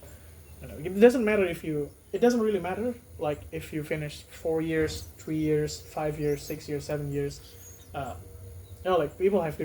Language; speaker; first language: English; non-native, fluent; Indonesian